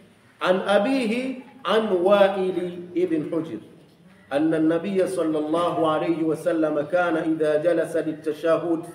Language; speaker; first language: Arabic; non-native, fluent; Swahili